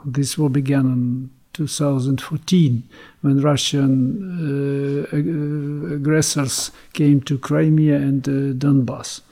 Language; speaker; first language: English; non-native, learner; Ukrainian